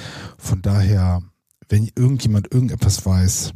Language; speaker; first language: German; native; German